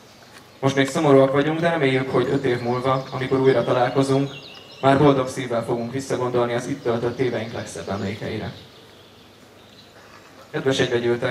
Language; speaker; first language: Hungarian; native; Hungarian